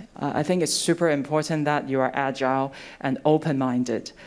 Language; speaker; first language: English; non-native, local second language; Cantonese